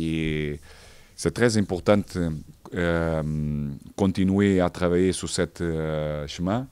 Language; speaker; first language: French; non-native, fluent; Portuguese